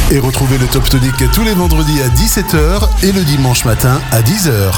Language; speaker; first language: French; native; French